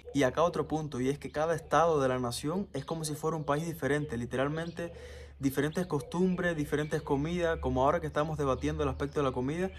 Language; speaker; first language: Spanish; native; Spanish